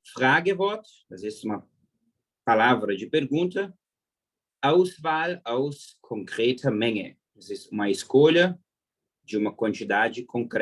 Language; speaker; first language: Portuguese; non-native, fluent; German